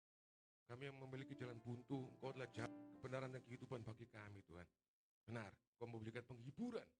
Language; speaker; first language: Indonesian; native; Indonesian